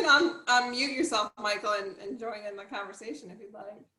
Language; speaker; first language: English; native; English